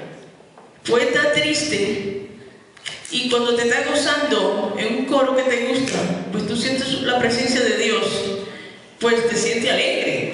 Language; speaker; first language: Spanish; native; Spanish